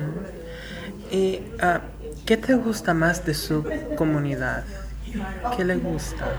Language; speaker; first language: Spanish; early bilingual, heritage; Spanish